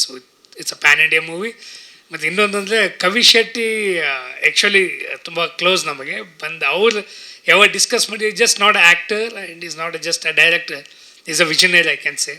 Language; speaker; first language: Kannada; non-native, local second language; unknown